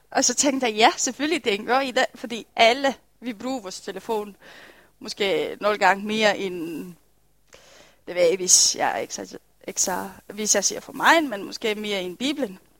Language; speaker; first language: Danish; non-native, fluent; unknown